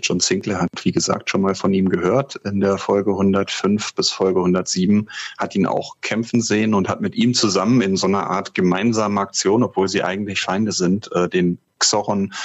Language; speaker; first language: German; native; German